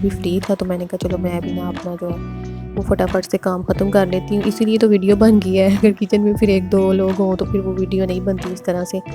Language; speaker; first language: Urdu; native; Urdu